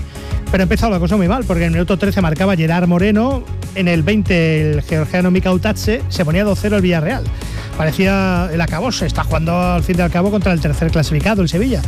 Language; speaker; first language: Spanish; native; Spanish